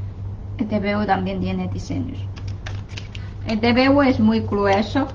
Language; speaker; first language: Spanish; non-native, fluent; Chinese